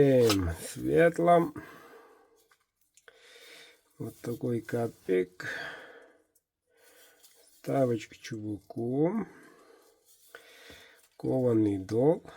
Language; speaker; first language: Russian; non-native, local second language; Yakut